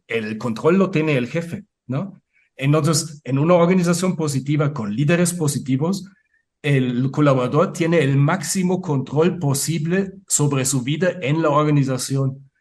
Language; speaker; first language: Spanish; non-native, fluent; German